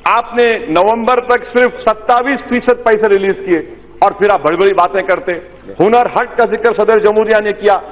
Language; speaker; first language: Urdu; native; Urdu